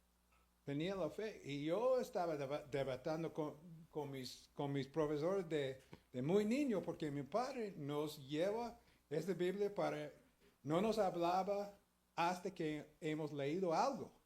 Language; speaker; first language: Spanish; early bilingual, heritage; Spanish